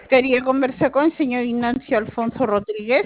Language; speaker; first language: Spanish; native; Spanish